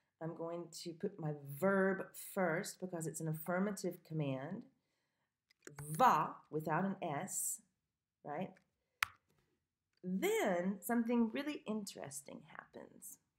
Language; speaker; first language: English; native; English